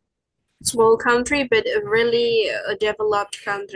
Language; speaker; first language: English; non-native, fluent; Indonesian